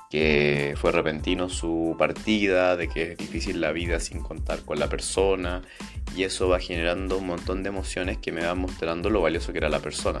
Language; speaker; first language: Spanish; native; Spanish